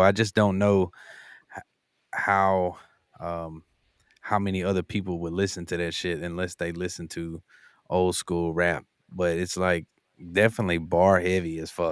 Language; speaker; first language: English; native; English